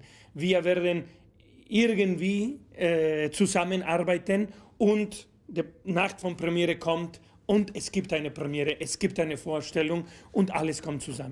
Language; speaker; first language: German; non-native, fluent; Spanish